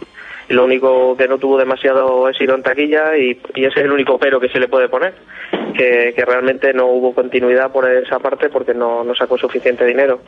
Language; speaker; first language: Spanish; native; Spanish